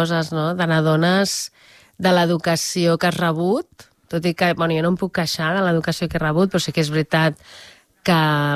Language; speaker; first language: Catalan; native; Catalan